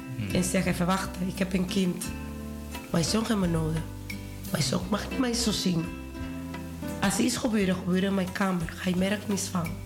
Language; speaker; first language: Dutch; non-native, learner; Spanish